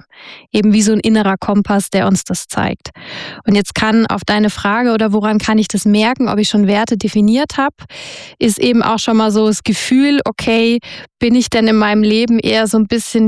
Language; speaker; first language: German; native; German